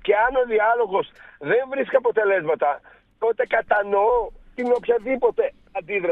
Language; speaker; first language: Greek; native; Greek